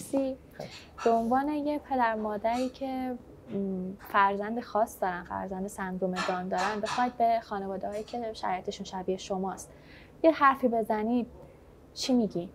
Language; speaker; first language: Persian; native; Persian